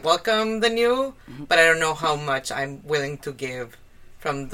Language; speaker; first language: English; non-native, fluent; Spanish